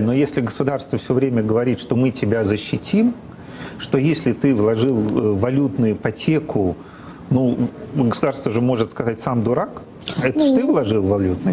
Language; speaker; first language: Russian; native; Russian